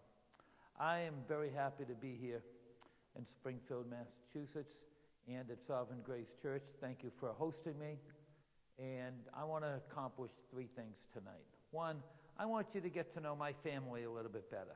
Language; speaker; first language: English; native; English